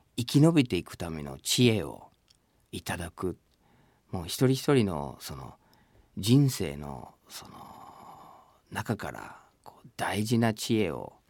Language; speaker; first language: Japanese; non-native, fluent; English